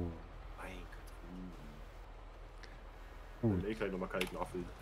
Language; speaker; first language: German; native; German